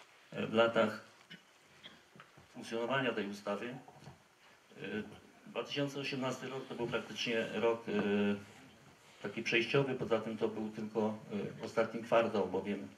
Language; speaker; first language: Polish; native; Polish